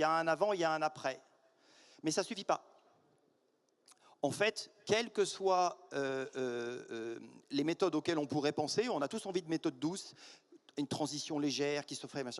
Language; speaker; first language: French; native; French